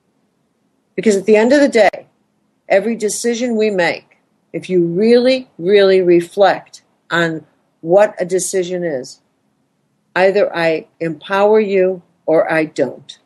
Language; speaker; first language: English; native; English